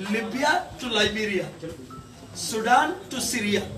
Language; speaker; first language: English; non-native, local second language; Telugu